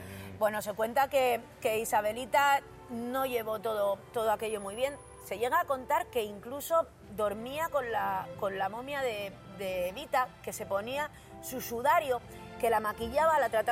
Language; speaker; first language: Spanish; native; Spanish